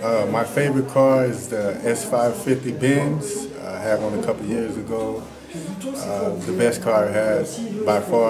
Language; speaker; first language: English; native; English